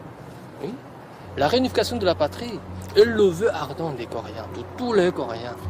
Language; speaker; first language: French; non-native, fluent; Korean